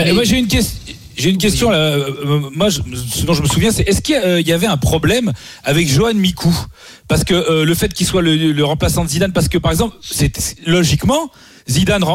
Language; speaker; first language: French; native; French